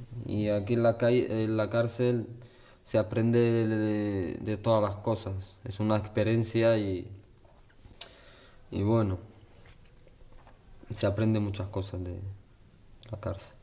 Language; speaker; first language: Spanish; early bilingual, other home language; Arabic